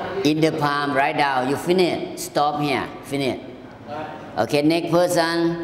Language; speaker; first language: English; non-native, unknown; Thai